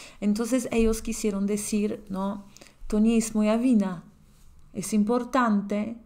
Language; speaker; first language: Spanish; non-native, fluent; Polish